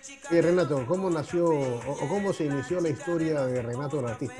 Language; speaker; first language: Spanish; native; Spanish